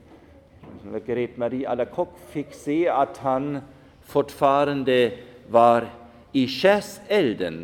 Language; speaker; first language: Swedish; non-native, fluent; German